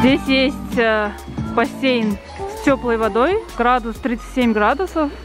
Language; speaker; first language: Russian; non-native, local second language; Kazakh